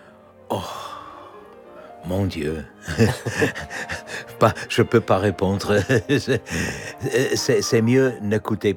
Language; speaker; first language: French; non-native, fluent; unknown